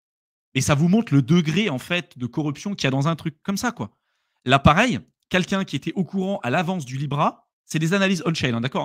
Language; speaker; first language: French; native; French